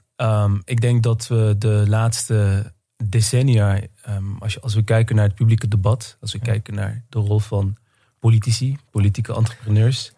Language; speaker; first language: Dutch; early bilingual, other home language; Turkish